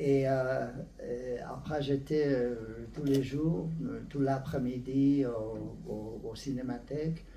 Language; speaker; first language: French; non-native, learner; Hungarian